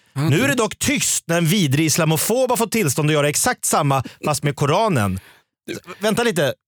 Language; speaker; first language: Swedish; native; Swedish